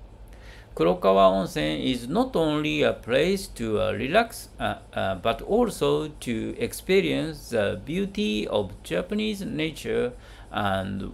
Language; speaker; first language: English; non-native, learner; Japanese